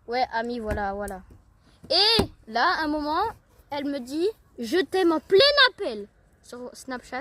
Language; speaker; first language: French; native; French